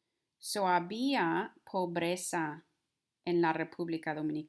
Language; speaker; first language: Spanish; non-native, fluent; English